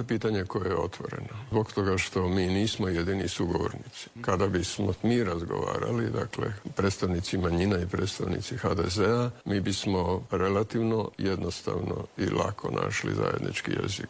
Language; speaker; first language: Croatian; native; Croatian